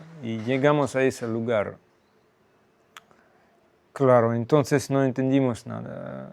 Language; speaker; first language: Spanish; non-native, fluent; Russian